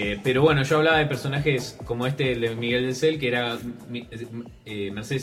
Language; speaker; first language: Spanish; native; Spanish